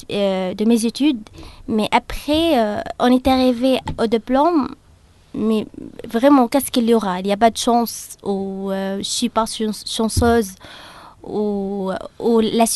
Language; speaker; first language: French; non-native, fluent; Arabic